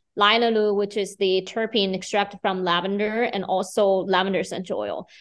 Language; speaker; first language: English; non-native, fluent; Chinese